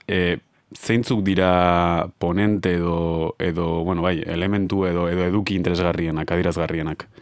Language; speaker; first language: Basque; native; Basque